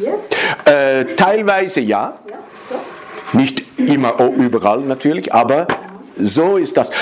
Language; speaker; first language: German; non-native, fluent; Dutch